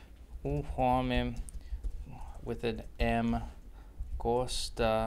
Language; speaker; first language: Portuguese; non-native, learner; English